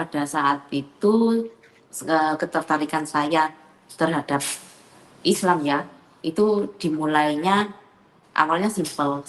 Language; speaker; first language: Indonesian; native; Indonesian